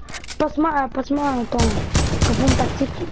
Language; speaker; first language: French; native; French